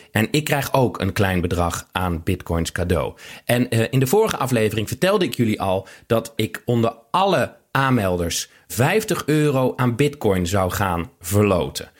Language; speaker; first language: Dutch; native; Dutch